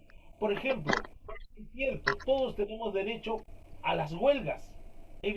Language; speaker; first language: Spanish; native; Spanish